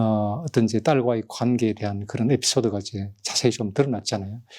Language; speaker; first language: Korean; native; Korean